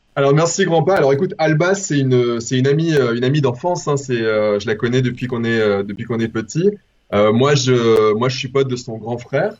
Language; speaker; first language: French; early bilingual, other home language; Spanish